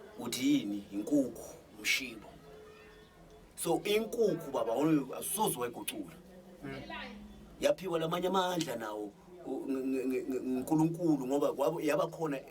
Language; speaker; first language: Zulu; non-native, local second language; Swati